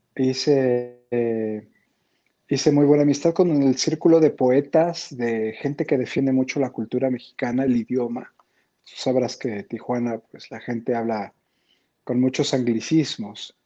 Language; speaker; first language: Spanish; native; Spanish